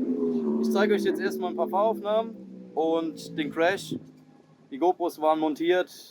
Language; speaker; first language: German; native; German